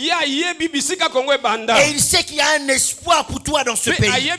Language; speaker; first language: French; non-native, local second language; Lingala